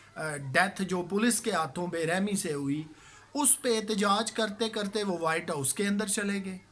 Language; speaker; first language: Urdu; native; Urdu